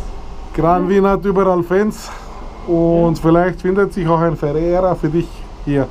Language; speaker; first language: German; native; German